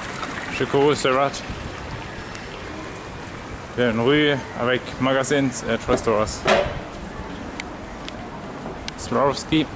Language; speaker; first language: French; non-native, learner; German